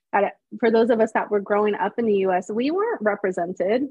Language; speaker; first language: English; native; English